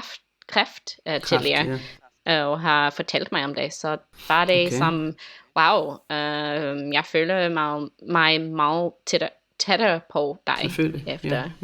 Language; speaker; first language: Danish; non-native, learner; English